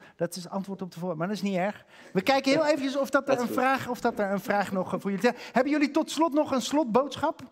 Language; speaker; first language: Dutch; native; Dutch